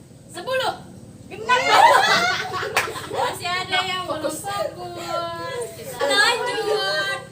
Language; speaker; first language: Indonesian; native; Indonesian